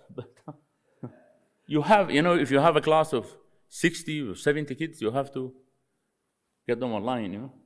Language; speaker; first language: English; non-native, fluent; Arabic